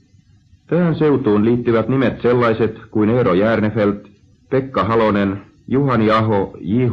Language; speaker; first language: Finnish; native; Finnish